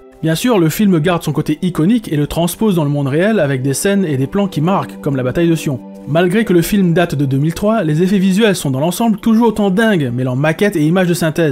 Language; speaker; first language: French; native; French